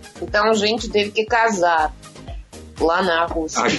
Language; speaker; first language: Portuguese; non-native, learner; Russian